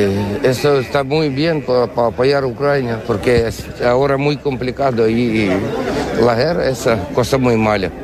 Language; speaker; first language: Spanish; non-native, learner; Ukrainian